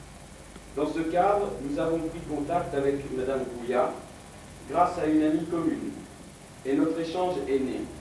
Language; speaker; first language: French; native; French